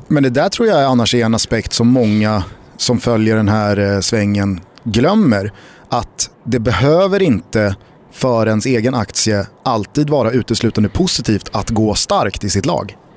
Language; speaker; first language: Swedish; native; Swedish